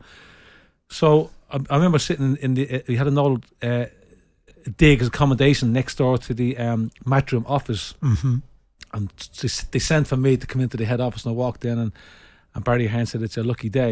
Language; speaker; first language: English; native; English